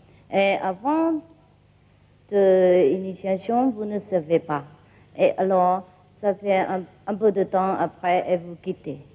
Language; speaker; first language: French; non-native, learner; Vietnamese